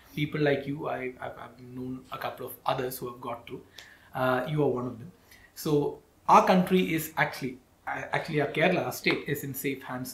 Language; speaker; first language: English; non-native, local second language; Malayalam